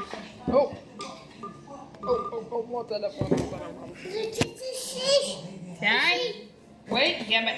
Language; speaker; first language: French; native; French